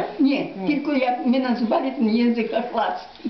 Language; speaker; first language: Polish; non-native, local second language; Ukrainian